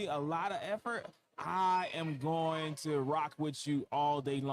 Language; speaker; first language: English; native; English